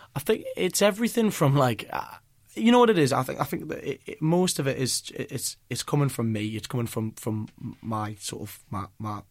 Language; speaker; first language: English; native; English